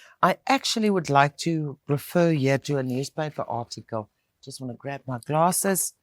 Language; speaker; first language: English; non-native, local second language; Afrikaans